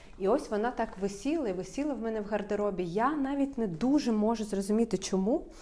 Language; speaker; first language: Ukrainian; non-native, local second language; Russian